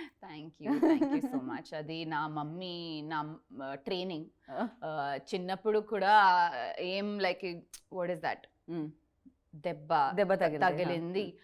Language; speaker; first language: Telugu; non-native, learner; Tulu